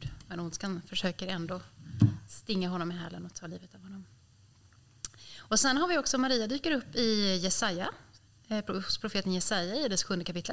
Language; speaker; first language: Swedish; native; Swedish